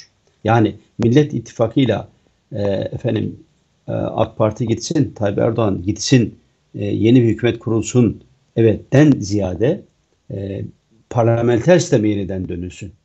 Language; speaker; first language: Turkish; native; Turkish